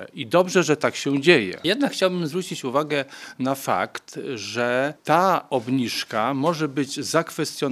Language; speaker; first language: Polish; native; Polish